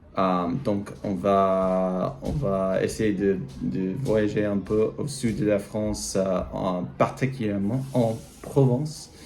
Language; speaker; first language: French; non-native, learner; English